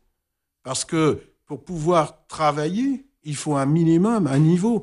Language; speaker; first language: French; native; French